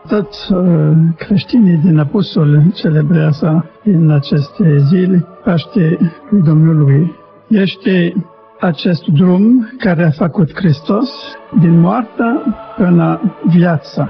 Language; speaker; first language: Romanian; non-native, learner; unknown